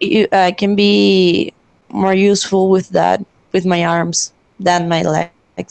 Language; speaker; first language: English; non-native, learner; Spanish